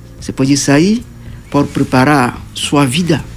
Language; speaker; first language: Portuguese; non-native, learner; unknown